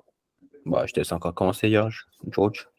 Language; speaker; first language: French; native; French